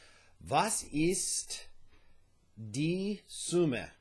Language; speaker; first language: German; non-native, learner; English